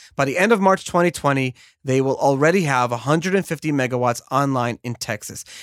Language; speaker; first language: English; native; English